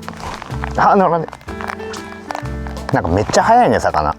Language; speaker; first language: Japanese; native; Japanese